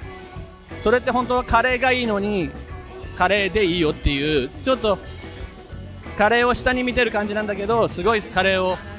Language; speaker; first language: Japanese; native; Japanese